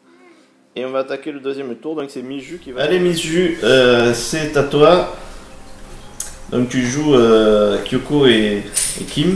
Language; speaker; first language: French; native; French